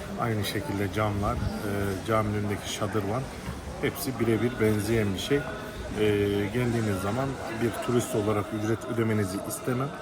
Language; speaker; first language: Turkish; native; Turkish